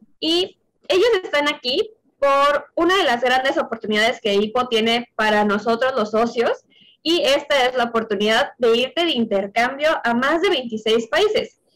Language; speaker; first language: Spanish; native; Spanish